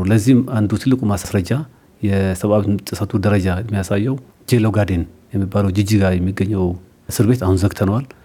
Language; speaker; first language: Amharic; non-native, local second language; Somali